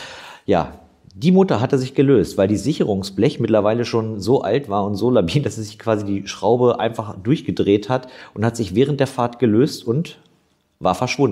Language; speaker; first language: German; native; German